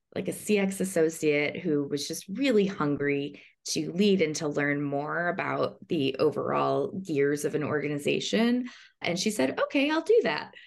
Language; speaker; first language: English; native; English